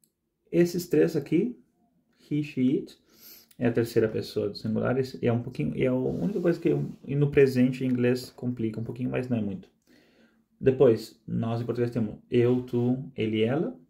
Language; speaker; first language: Portuguese; non-native, fluent; Spanish